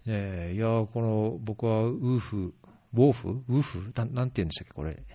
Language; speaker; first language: Japanese; native; Japanese